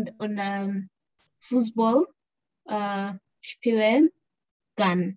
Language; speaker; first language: German; non-native, learner; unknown